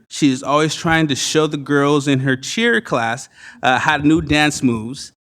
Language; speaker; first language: English; native; English